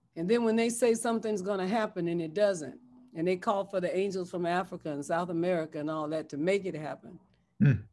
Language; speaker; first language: English; native; English